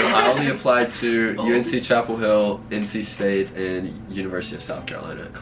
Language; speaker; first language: English; native; English